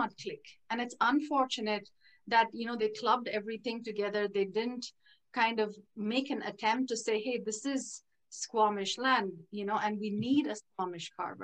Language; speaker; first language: English; non-native, local second language; Tamil